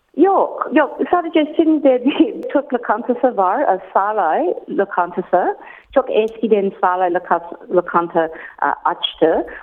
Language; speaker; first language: Turkish; non-native, learner; English